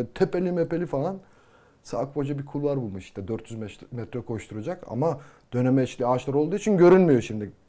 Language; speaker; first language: Turkish; native; Turkish